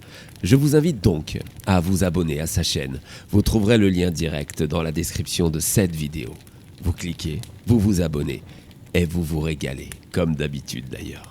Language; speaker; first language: French; native; French